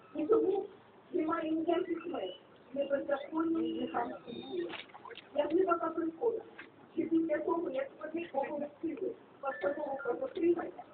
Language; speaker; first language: Ukrainian; non-native, local second language; Russian